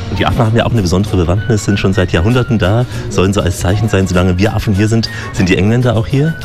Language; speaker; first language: German; native; German